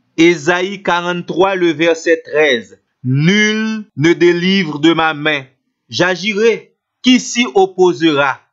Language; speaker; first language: French; non-native, local second language; Haitian Creole